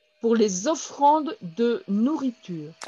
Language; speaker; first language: French; non-native, fluent; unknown